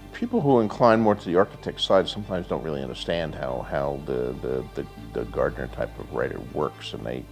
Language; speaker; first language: English; native; English